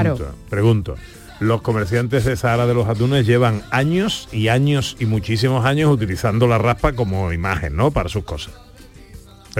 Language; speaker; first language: Spanish; native; Spanish